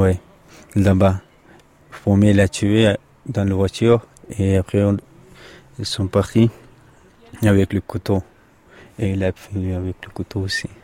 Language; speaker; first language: French; non-native, learner; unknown